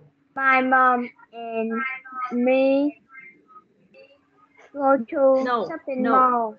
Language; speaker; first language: English; non-native, learner; Vietnamese